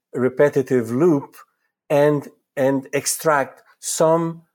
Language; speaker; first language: English; non-native, fluent; Italian